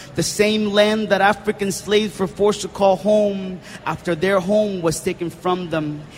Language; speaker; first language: English; early bilingual, other home language; Spanish